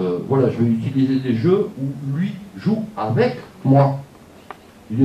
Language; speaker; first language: French; native; French